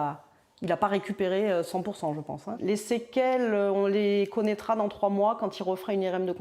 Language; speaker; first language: French; native; French